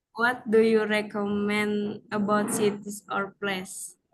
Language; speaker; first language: English; non-native, learner; Indonesian